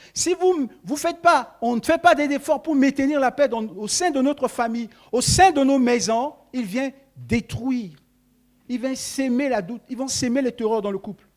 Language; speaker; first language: French; non-native, local second language; Sango